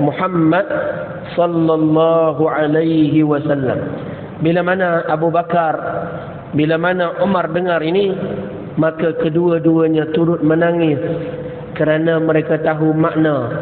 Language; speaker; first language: Malay; native; Malay